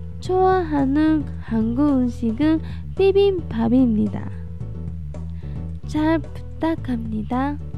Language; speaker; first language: Korean; non-native, learner; Japanese